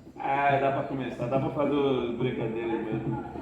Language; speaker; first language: Portuguese; non-native, fluent; English